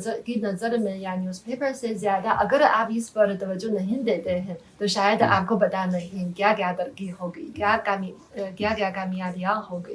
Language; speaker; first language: Hindi; non-native, fluent; Chinese